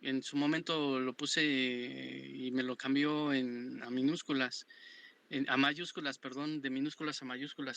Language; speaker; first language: Spanish; native; Spanish